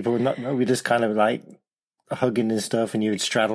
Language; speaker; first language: English; native; English